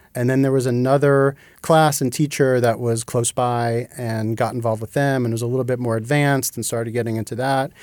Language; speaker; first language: English; native; English